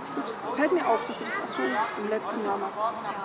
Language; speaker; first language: German; native; German